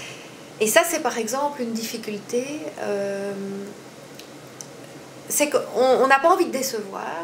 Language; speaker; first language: French; native; French